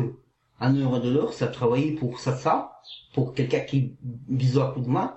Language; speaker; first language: French; non-native, learner; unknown